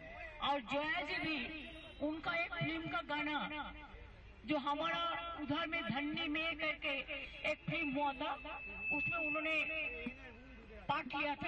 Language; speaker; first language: Hindi; non-native, local second language; Bangla